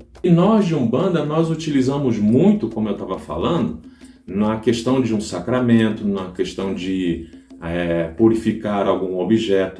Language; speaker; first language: Portuguese; native; Portuguese